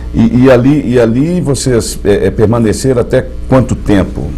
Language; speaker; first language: Portuguese; native; Portuguese